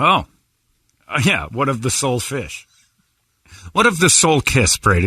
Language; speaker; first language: English; native; English